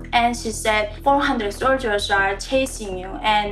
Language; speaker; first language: English; non-native, learner; Korean